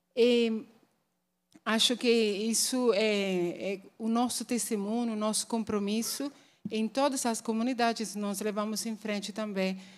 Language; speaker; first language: Portuguese; non-native, fluent; Italian